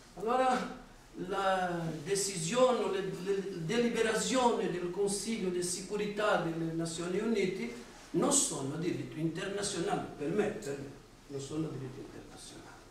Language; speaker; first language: Italian; non-native, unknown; Portuguese